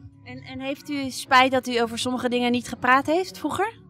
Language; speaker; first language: Dutch; native; Dutch